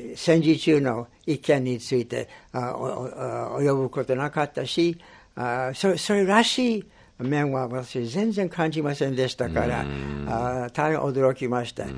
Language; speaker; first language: Japanese; non-native, fluent; English